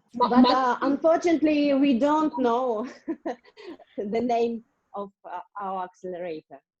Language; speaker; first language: English; non-native, learner; Russian